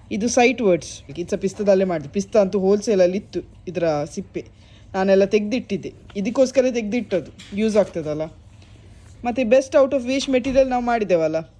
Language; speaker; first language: Kannada; native; Kannada